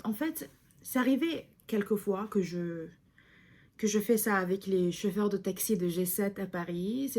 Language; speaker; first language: French; non-native, fluent; English